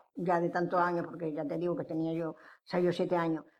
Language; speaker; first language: Spanish; native; Spanish